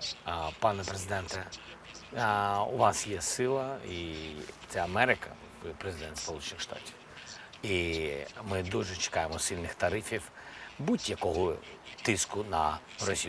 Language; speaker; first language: Ukrainian; non-native, local second language; Russian